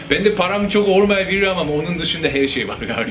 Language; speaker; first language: Turkish; non-native, fluent; Japanese